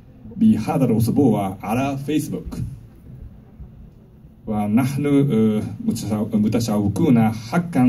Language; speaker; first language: Arabic; non-native, learner; Japanese